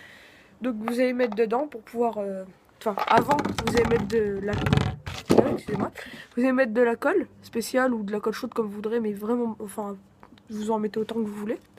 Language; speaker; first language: French; native; French